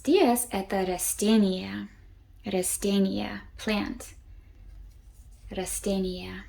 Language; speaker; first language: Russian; early bilingual, heritage; Russian